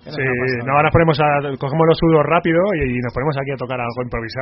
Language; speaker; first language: Spanish; native; Spanish